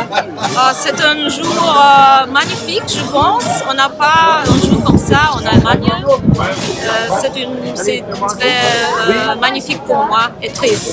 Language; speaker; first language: French; non-native, fluent; German